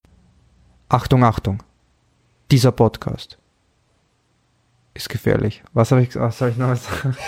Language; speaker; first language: German; native; German